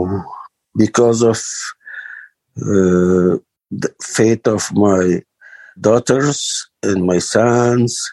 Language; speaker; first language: English; non-native, learner; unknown